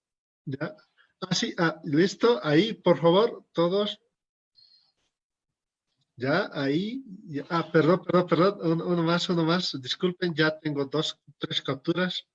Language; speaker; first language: Spanish; native; Spanish